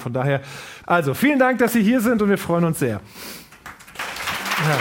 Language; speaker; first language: German; native; German